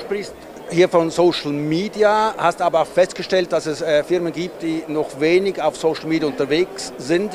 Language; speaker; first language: German; native; German